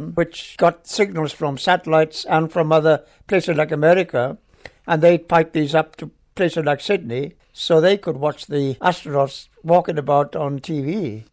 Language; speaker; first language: English; native; English